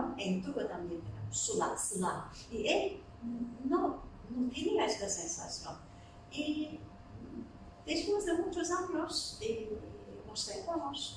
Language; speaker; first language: Spanish; non-native, fluent; Turkish